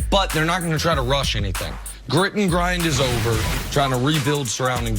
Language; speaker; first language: English; native; English